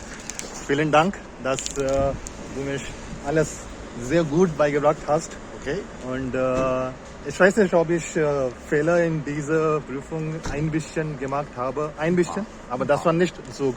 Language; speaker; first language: German; non-native, learner; Hindi